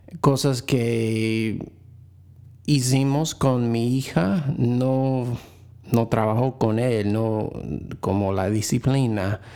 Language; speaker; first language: Spanish; non-native, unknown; English